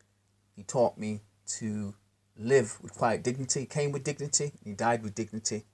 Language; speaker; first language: English; native; English